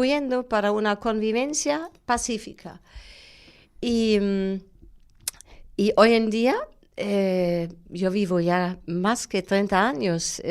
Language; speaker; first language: Spanish; non-native, fluent; German